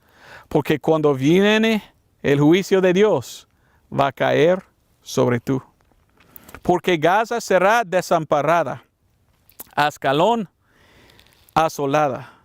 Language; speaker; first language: Spanish; non-native, fluent; English